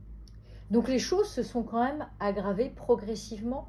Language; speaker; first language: French; native; French